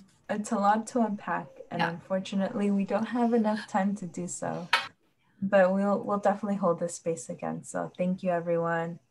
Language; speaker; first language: English; early bilingual, other home language; Spanish